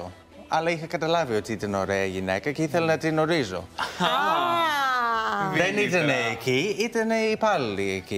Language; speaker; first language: Greek; non-native, learner; English